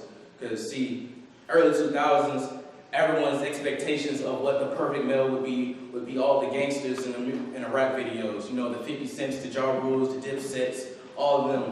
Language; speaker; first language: English; native; English